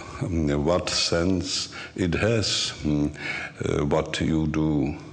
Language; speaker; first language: English; non-native, learner; Czech